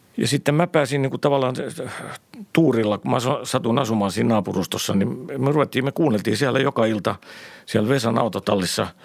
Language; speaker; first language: Finnish; native; Finnish